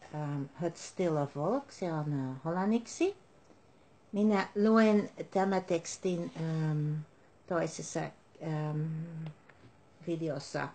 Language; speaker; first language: Finnish; non-native, learner; Dutch